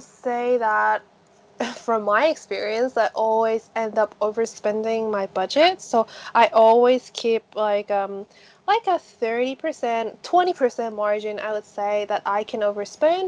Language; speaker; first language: English; non-native, local second language; Cantonese